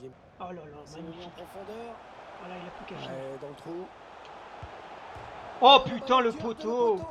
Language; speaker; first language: French; native; French